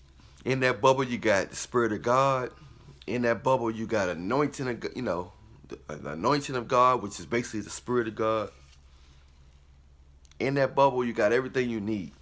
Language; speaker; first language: English; native; English